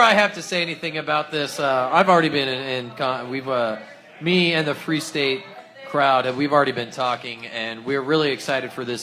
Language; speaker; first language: English; native; English